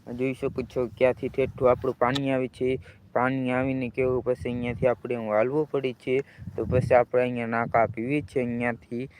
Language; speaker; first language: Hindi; non-native, local second language; Gujarati